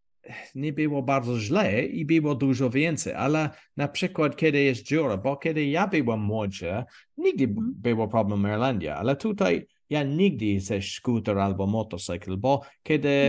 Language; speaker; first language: Polish; non-native, learner; English